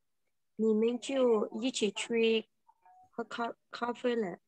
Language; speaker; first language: Chinese; non-native, learner; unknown